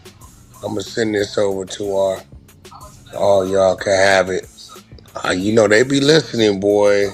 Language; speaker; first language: English; native; English